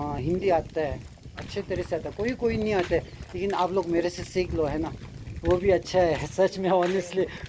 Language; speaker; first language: Hindi; non-native, local second language; Tibetan